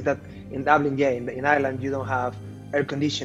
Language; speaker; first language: English; non-native, fluent; Spanish